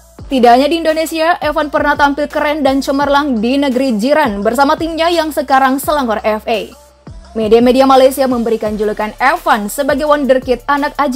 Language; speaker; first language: Indonesian; native; Indonesian